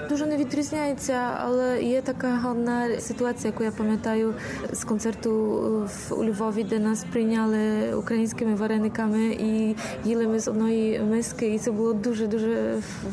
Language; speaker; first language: Ukrainian; early bilingual, heritage; Ukrainian